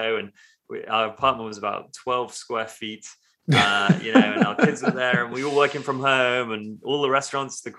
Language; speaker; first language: English; native; English